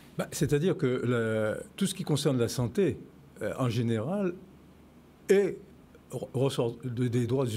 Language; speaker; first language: French; native; French